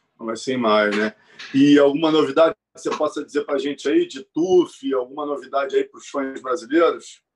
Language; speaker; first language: Portuguese; native; Portuguese